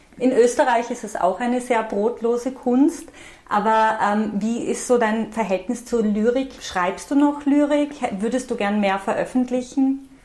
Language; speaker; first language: German; native; German